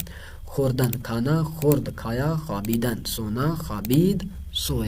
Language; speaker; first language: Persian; non-native, fluent; Urdu